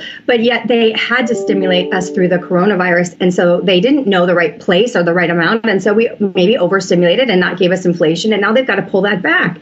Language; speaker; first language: English; native; English